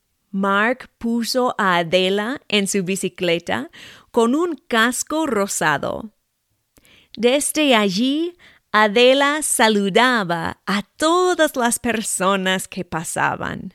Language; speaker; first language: Spanish; non-native, fluent; English